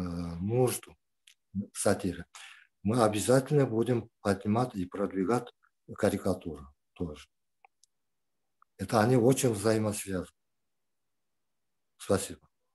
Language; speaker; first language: Russian; non-native, local second language; Kyrgyz